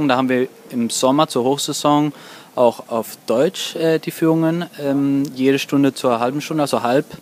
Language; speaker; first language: German; non-native, fluent; Swedish